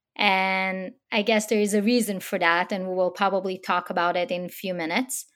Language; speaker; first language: English; non-native, fluent; Hebrew